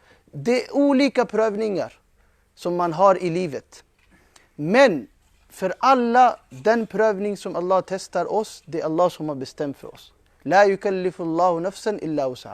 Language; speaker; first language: Swedish; non-native, fluent; Urdu